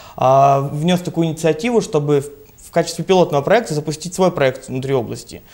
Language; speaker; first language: Russian; native; Russian